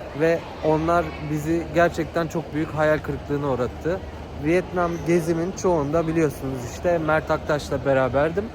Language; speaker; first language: Turkish; native; Turkish